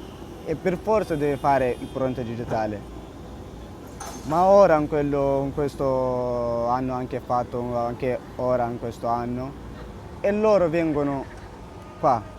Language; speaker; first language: Italian; non-native, learner; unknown